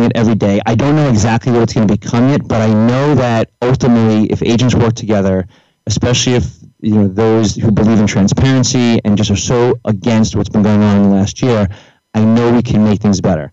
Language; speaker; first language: English; native; English